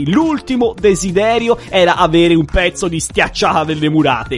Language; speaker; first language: Italian; native; Italian